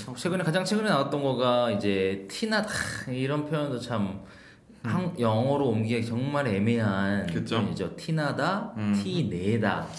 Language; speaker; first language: Korean; native; Korean